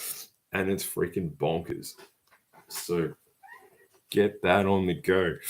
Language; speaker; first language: English; native; English